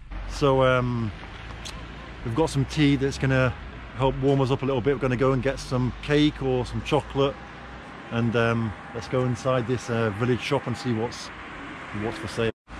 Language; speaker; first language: English; native; English